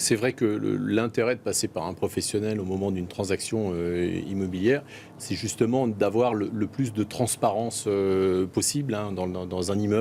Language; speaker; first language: French; native; French